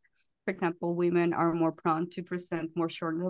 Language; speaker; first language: English; non-native, fluent; Spanish